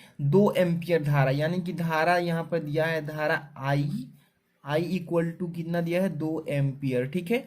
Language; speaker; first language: Hindi; native; Hindi